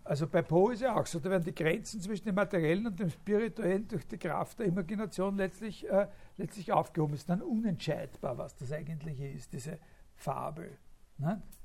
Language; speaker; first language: German; native; German